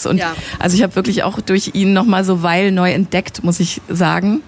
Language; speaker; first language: German; native; German